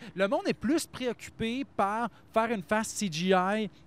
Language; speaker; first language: French; native; French